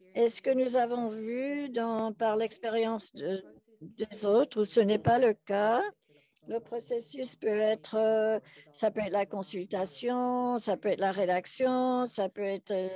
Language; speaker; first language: French; non-native, fluent; English